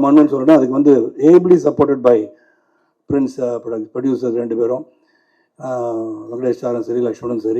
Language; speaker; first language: Tamil; native; Tamil